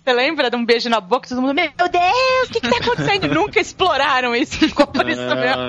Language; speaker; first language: Portuguese; native; Portuguese